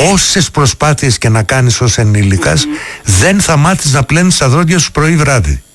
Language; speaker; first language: Greek; native; Greek